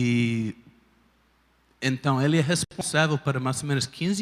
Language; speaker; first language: Portuguese; non-native, fluent; English